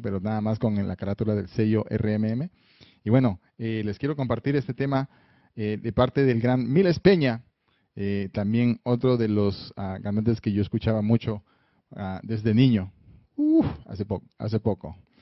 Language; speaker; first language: Spanish; native; Spanish